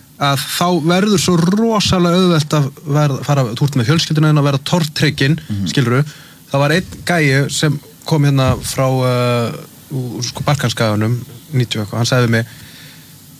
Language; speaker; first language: Icelandic; native; Icelandic